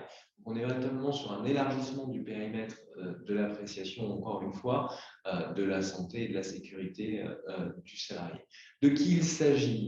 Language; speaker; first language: French; native; French